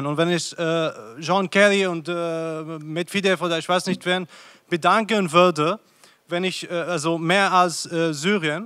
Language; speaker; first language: German; non-native, fluent; Arabic